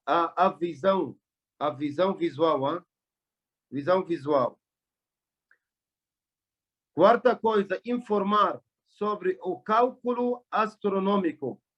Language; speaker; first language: Portuguese; non-native, learner; Arabic